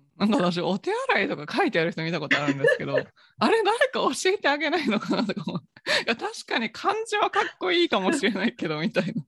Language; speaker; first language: Japanese; native; Japanese